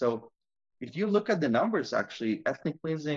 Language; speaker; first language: English; non-native, fluent; Hebrew